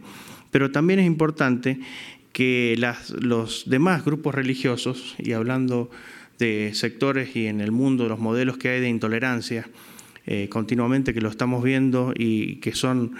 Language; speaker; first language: Spanish; native; Spanish